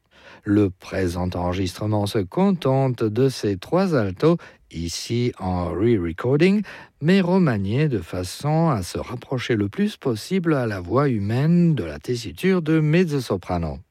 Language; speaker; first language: French; non-native, fluent; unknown